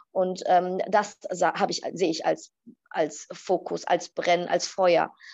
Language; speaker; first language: German; early bilingual, other home language; Arabic